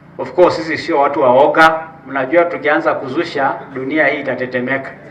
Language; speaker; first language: Swahili; non-native, local second language; Masai